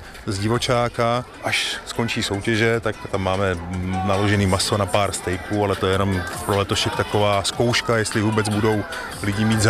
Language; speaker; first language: Czech; native; Czech